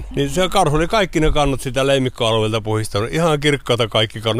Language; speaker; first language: Finnish; native; Finnish